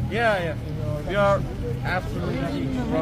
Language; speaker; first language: English; non-native, learner; Persian